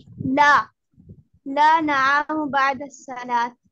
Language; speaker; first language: Arabic; non-native, learner; Urdu